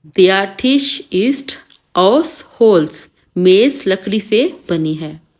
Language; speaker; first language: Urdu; native; Urdu